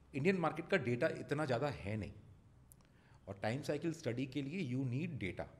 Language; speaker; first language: Hindi; non-native, local second language; Marwari